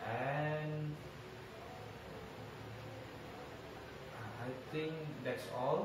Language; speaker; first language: English; non-native, learner; Indonesian